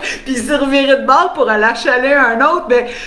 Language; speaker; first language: French; native; French